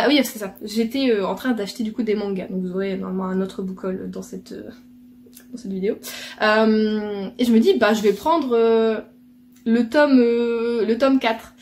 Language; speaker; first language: French; native; French